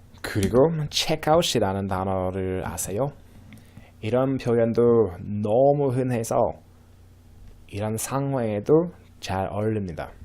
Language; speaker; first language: Korean; non-native, fluent; English